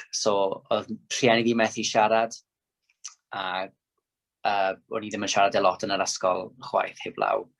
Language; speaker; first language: Welsh; non-native, local second language; English